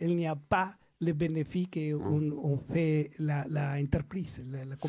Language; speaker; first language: French; non-native, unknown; Spanish